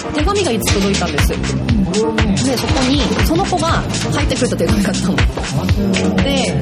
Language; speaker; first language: Japanese; non-native, fluent; Korean